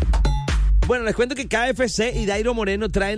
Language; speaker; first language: Spanish; native; Spanish